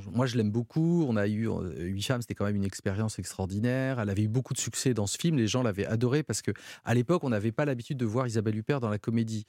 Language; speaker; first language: French; native; French